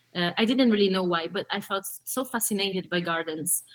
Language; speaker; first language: English; early bilingual, other home language; Portuguese